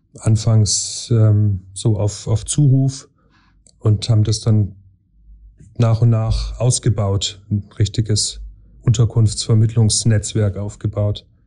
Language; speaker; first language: German; native; German